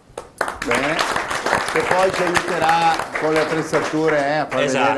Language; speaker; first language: Italian; native; Italian